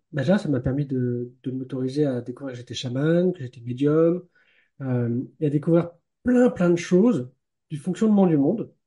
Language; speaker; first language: French; native; French